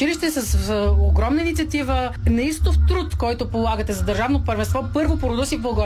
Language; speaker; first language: Bulgarian; native; Bulgarian